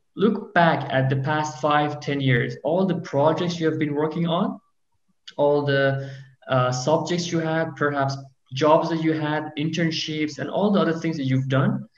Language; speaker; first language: English; non-native, fluent; Persian